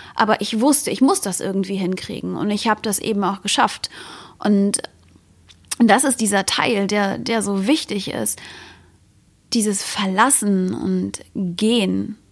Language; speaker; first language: German; native; German